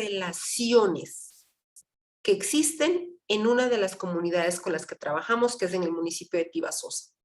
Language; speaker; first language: Spanish; native; Spanish